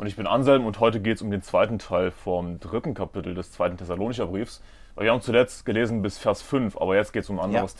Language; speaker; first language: German; native; German